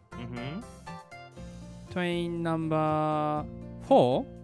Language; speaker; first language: English; non-native, learner; Japanese